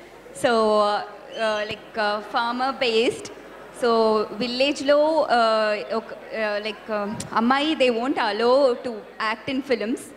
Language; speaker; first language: Telugu; non-native, learner; Tamil